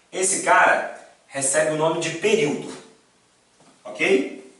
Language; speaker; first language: Portuguese; native; Portuguese